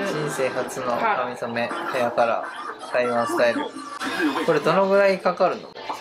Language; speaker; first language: Japanese; native; Japanese